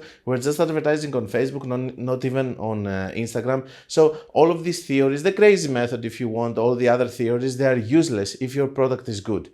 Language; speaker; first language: English; non-native, fluent; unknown